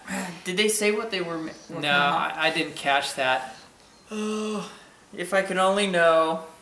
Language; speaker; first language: English; native; English